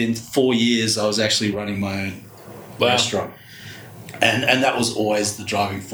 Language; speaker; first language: English; native; English